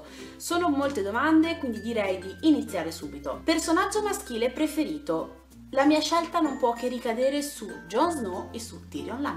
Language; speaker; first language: Italian; native; Italian